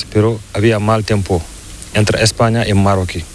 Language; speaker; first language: Spanish; non-native, learner; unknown